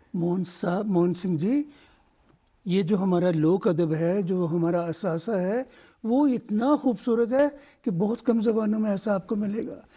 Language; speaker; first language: Hindi; non-native, local second language; Dogri